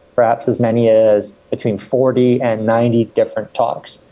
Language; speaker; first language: English; native; English